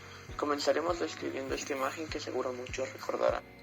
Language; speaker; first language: Spanish; native; Spanish